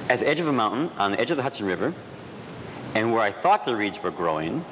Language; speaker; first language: English; native; English